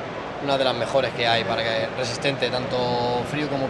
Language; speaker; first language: Spanish; native; Spanish